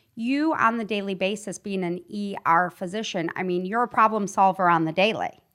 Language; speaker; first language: English; native; English